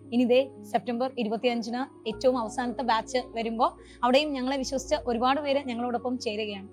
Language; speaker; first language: Malayalam; native; Malayalam